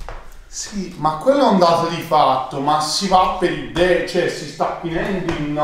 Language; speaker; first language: Italian; native; Italian